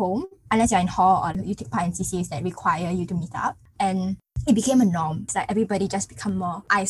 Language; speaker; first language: English; native; English